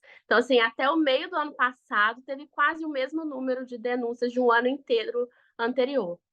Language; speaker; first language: Portuguese; native; Portuguese